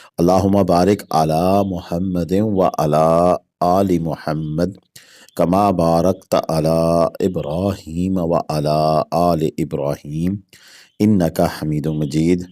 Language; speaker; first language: Urdu; non-native, local second language; Pahari-Potwari